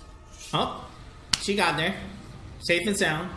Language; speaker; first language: English; native; English